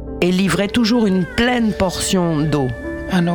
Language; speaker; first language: French; non-native, fluent; English